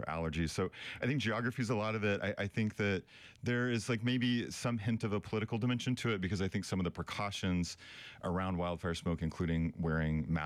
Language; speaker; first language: English; native; English